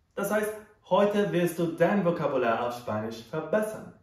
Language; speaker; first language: German; non-native, fluent; Spanish